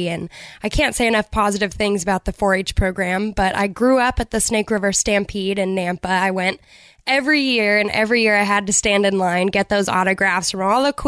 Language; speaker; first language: English; native; English